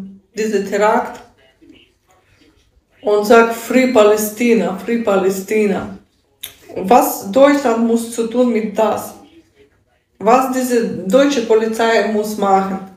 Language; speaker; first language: German; non-native, learner; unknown